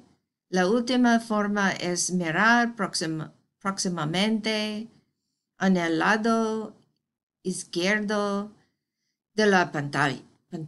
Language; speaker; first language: Spanish; non-native, fluent; English